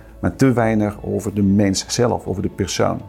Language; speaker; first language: Dutch; non-native, fluent; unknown